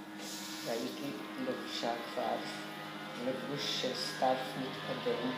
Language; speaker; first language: Hebrew; early bilingual, other home language; Romanian